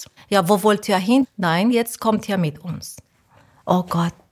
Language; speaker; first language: German; non-native, learner; Persian